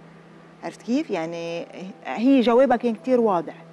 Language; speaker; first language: Arabic; native; Arabic